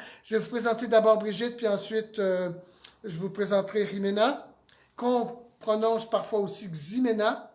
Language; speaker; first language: French; native; French